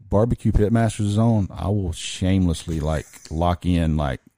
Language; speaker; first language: English; native; English